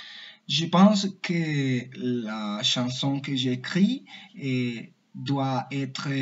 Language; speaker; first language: French; non-native, learner; Spanish